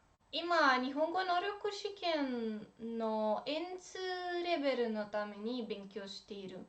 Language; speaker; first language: Japanese; non-native, learner; Romanian